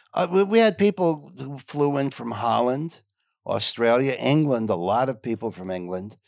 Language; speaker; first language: English; native; English